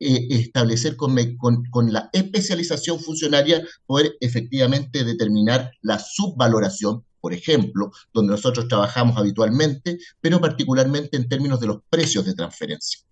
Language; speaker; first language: Spanish; native; Spanish